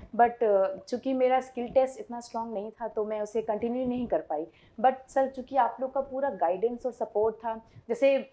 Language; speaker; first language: Hindi; native; Hindi